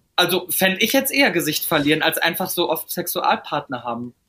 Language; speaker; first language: German; native; German